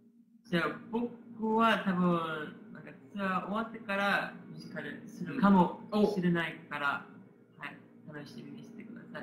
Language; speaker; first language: Japanese; non-native, learner; Korean